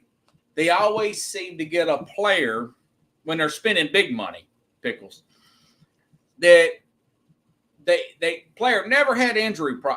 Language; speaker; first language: English; native; English